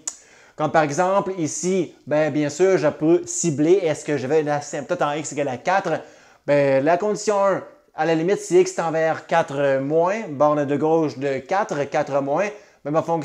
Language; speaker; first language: French; native; French